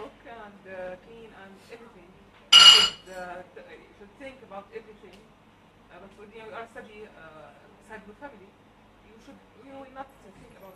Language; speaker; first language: English; non-native, learner; Arabic